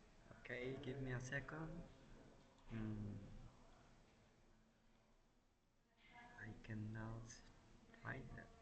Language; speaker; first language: English; non-native, learner; Spanish